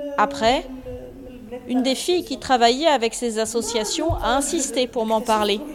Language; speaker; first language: French; non-native, local second language; Arabic